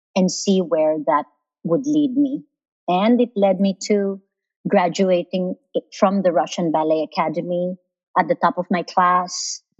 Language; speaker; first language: English; non-native, local second language; Filipino